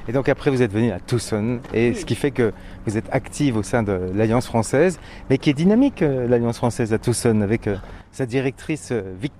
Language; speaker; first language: French; native; French